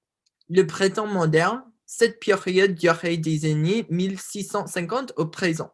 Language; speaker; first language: French; non-native, learner; English